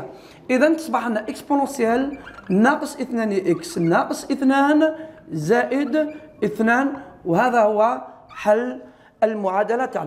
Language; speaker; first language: Arabic; native; Arabic